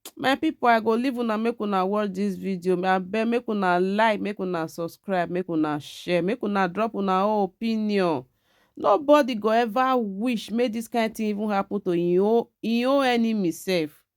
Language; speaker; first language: Nigerian Pidgin; native; Nigerian Pidgin